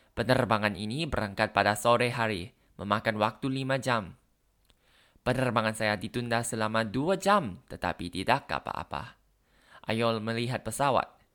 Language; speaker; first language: Indonesian; non-native, learner; Thai